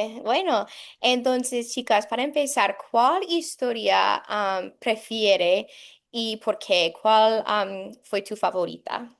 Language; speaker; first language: Spanish; non-native, fluent; English